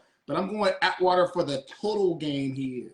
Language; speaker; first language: English; native; English